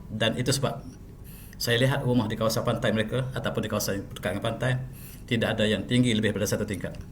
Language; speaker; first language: Malay; native; Malay